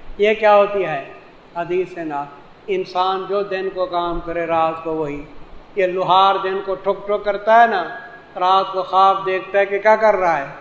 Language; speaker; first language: Urdu; non-native, local second language; Saraiki